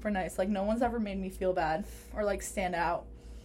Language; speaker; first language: English; early bilingual, other home language; Spanish